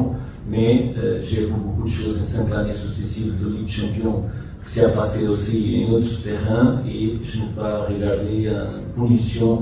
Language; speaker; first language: French; non-native, fluent; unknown